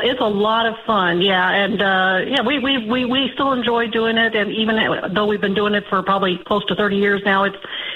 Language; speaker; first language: English; native; English